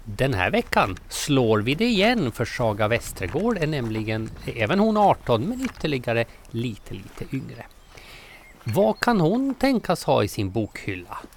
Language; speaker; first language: Swedish; native; Swedish